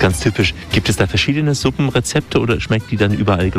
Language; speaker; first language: German; native; German